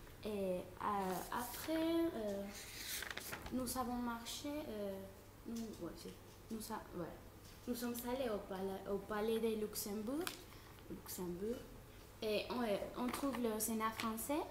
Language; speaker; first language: French; non-native, fluent; Spanish